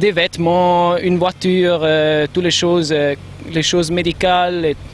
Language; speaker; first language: French; non-native, learner; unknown